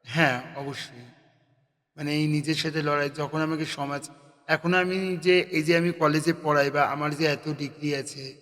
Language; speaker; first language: Bangla; native; Bangla